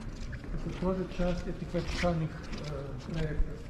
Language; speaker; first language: Russian; non-native, fluent; German